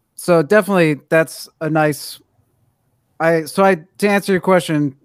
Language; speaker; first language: English; native; English